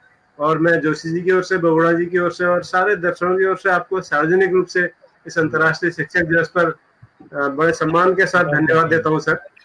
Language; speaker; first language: Hindi; native; Hindi